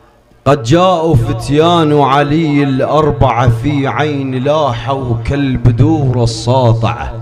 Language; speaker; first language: Arabic; native; Arabic